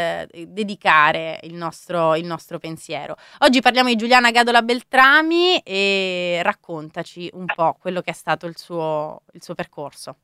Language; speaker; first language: Italian; native; Italian